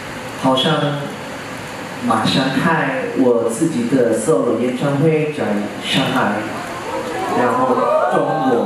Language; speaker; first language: Chinese; non-native, learner; Korean